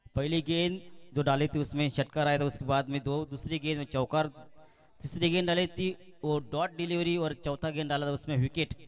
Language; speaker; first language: Hindi; non-native, local second language; Marathi